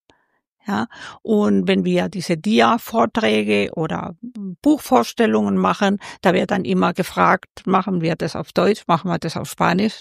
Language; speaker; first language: German; non-native, fluent; Spanish